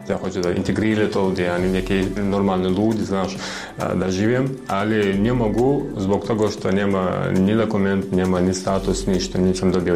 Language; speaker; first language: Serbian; non-native, learner; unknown